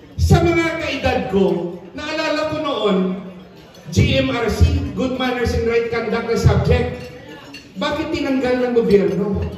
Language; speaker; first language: Filipino; native; Filipino